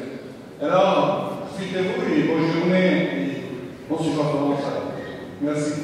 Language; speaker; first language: French; non-native, fluent; Italian